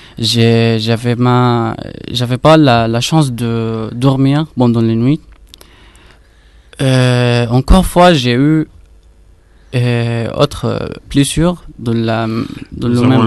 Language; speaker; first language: French; non-native, fluent; Arabic